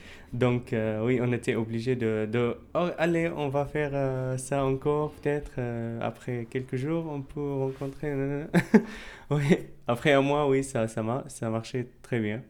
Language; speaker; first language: French; non-native, fluent; Arabic